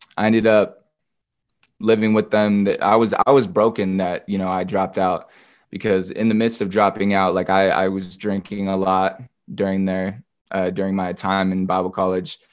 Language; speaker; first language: English; native; English